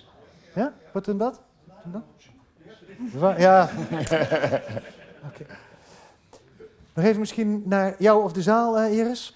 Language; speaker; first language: Dutch; native; Dutch